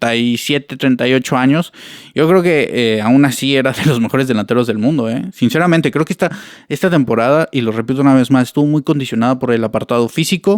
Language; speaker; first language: Spanish; native; Spanish